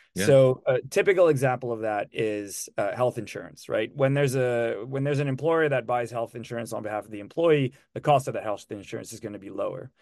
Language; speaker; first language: English; non-native, fluent; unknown